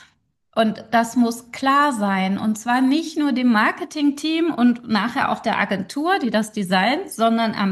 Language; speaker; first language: German; native; German